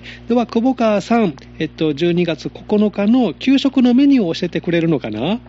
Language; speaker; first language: Japanese; native; Japanese